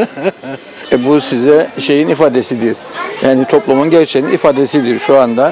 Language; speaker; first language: Turkish; native; Turkish